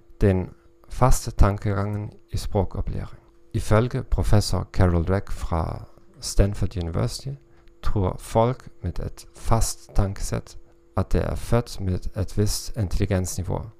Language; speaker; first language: Norwegian; non-native, learner; German